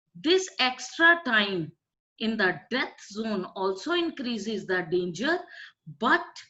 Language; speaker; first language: English; non-native, local second language; Punjabi